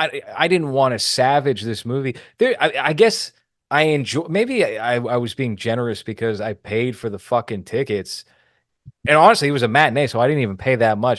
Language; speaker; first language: English; native; English